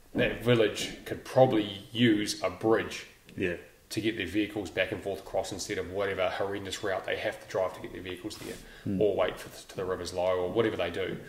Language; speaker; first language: English; native; English